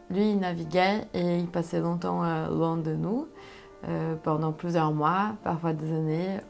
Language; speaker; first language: French; non-native, fluent; Portuguese